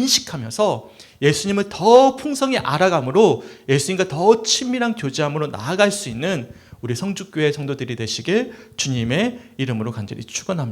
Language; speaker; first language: Korean; native; Korean